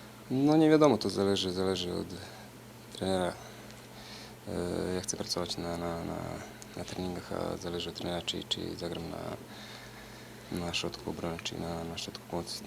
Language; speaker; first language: Polish; non-native, fluent; Serbian